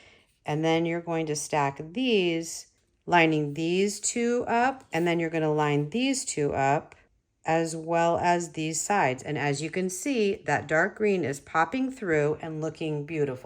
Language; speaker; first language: English; native; English